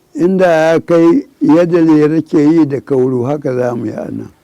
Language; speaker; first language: Hausa; native; Hausa